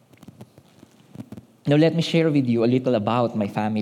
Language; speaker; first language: English; non-native, local second language; Filipino